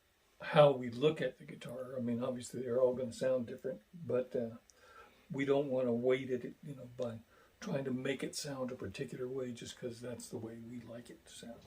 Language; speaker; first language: English; native; English